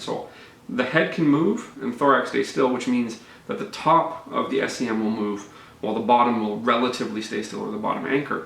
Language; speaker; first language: English; native; English